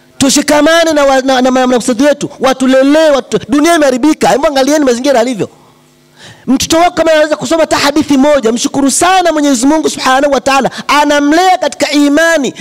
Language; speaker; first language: Swahili; native; Swahili